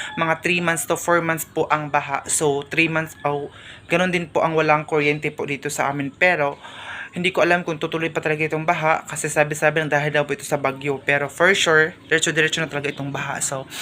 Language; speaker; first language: Filipino; non-native, local second language; Cebuano